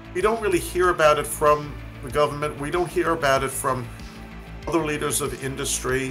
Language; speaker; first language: English; native; English